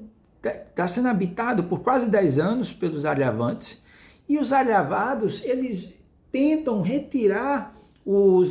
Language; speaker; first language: Portuguese; native; Portuguese